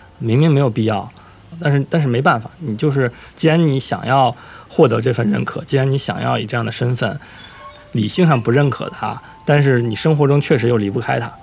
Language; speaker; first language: Chinese; native; Chinese